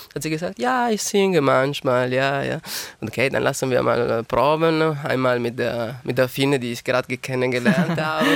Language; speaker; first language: German; non-native, learner; Italian